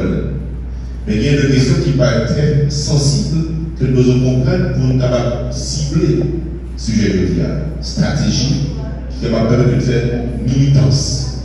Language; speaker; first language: French; non-native, local second language; Haitian Creole